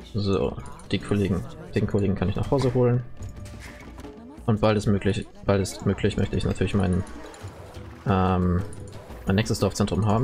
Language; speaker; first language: German; native; German